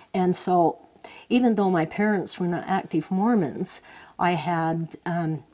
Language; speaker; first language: English; native; English